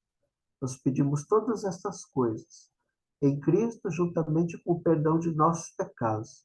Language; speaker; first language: Portuguese; native; Portuguese